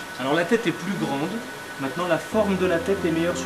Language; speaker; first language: French; native; French